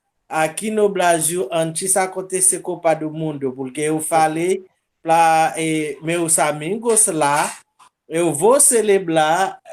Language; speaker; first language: Portuguese; non-native, local second language; Haitian Creole